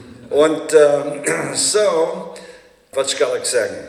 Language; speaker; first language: German; early bilingual, heritage; Low German